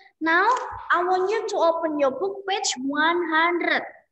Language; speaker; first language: English; non-native, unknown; Indonesian